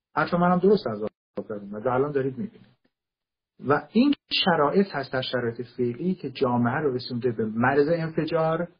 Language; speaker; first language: Persian; non-native, local second language; Kurdish